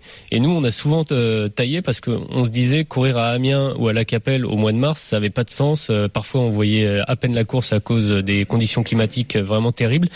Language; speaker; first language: French; native; French